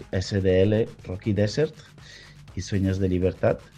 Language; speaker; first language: Catalan; non-native, local second language; Spanish